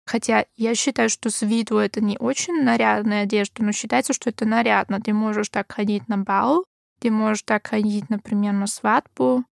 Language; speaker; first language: Russian; non-native, fluent; German